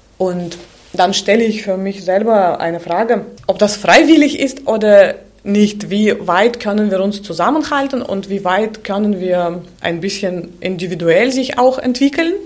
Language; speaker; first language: German; non-native, fluent; Russian